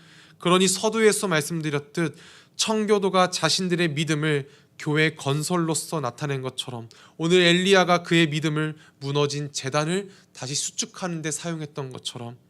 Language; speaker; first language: Korean; native; Korean